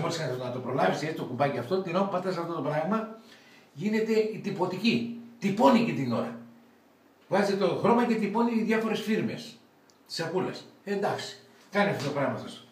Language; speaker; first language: Greek; native; Greek